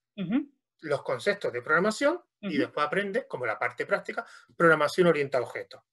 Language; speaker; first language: Spanish; native; Spanish